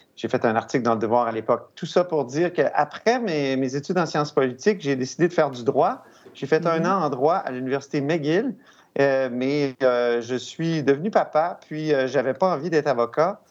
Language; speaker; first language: French; native; French